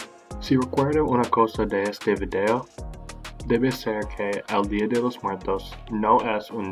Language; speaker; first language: Spanish; non-native, learner; English